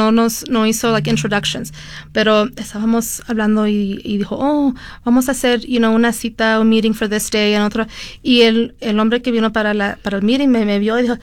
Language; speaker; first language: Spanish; early bilingual, heritage; Spanish